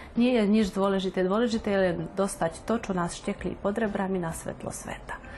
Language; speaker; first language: Slovak; native; Slovak